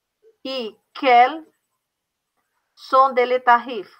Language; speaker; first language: French; non-native, learner; Portuguese